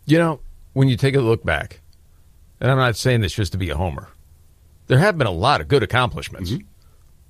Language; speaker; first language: English; native; English